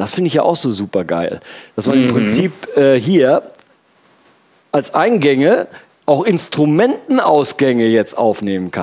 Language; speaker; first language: German; native; German